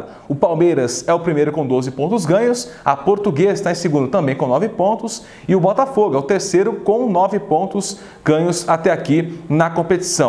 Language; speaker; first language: Portuguese; native; Portuguese